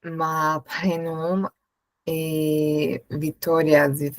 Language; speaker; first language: French; non-native, learner; Portuguese